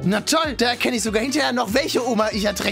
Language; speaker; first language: German; native; German